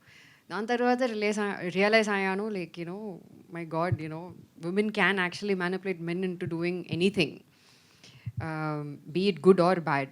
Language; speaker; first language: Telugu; non-native, fluent; Tamil